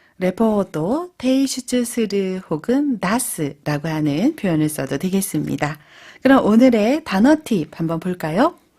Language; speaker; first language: Korean; native; Korean